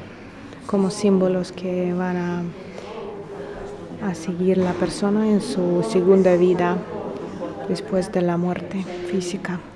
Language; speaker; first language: Spanish; non-native, fluent; Russian